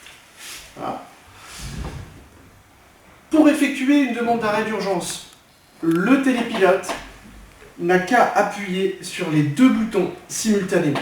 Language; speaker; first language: French; native; French